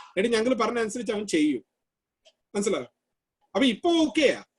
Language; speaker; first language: Malayalam; early bilingual, heritage; Malayalam